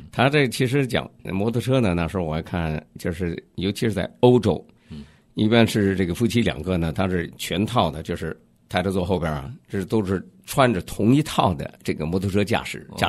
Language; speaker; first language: Chinese; native; Chinese